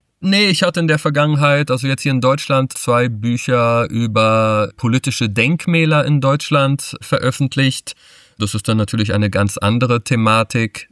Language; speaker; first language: German; early bilingual, other home language; Portuguese